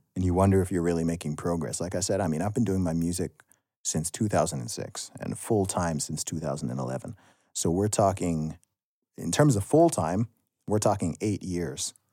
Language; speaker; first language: English; native; English